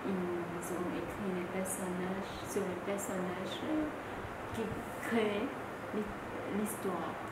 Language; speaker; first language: French; non-native, fluent; Vietnamese